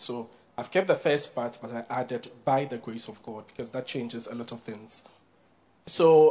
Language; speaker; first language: English; non-native, local second language; Akan